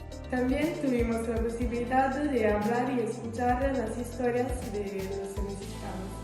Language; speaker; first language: Spanish; non-native, learner; Italian